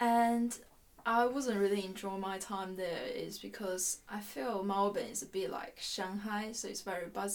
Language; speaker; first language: English; non-native, fluent; Chinese